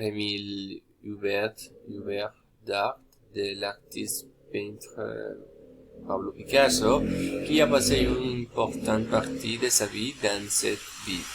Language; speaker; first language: French; non-native, learner; Spanish